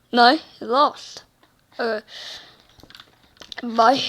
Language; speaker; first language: Icelandic; early bilingual, heritage; English